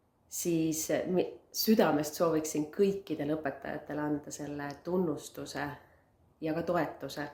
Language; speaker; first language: Estonian; native; Estonian